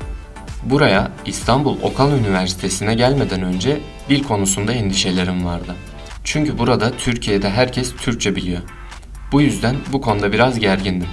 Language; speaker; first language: Turkish; non-native, learner; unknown